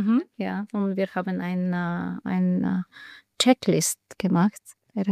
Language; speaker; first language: German; non-native, learner; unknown